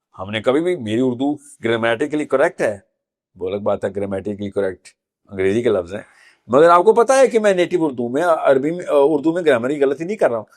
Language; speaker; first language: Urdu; native; Urdu